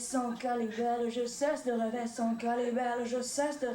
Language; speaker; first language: French; non-native, learner; English